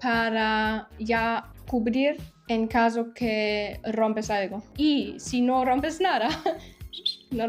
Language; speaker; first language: Spanish; non-native, fluent; German